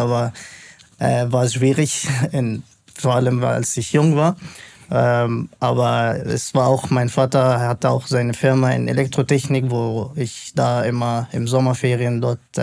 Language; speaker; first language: German; non-native, fluent; Arabic